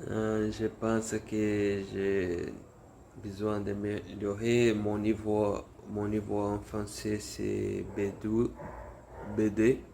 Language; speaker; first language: French; non-native, learner; Portuguese